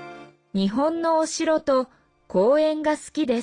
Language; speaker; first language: Japanese; non-native, learner; English